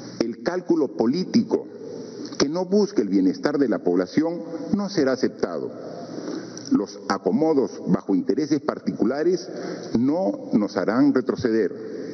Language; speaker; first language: Spanish; native; Spanish